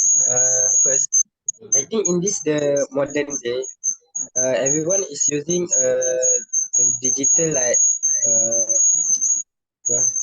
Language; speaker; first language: English; non-native, learner; Malay